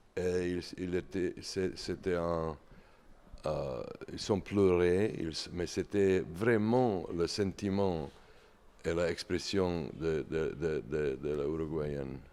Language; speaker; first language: French; non-native, learner; Serbian